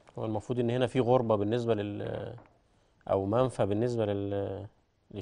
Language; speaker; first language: Arabic; native; Arabic